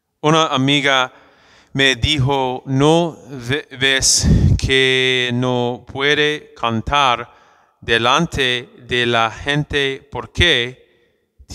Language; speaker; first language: Spanish; non-native, fluent; English